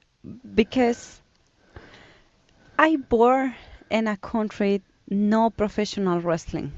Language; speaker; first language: English; non-native, learner; Spanish